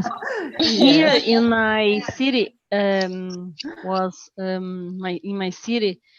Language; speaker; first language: English; non-native, learner; Portuguese